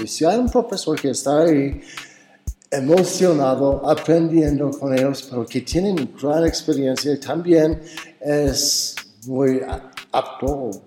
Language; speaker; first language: Spanish; non-native, fluent; English